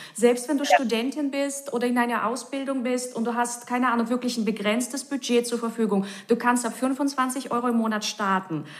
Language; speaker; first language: German; native; German